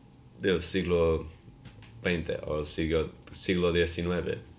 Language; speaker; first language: Spanish; non-native, learner; English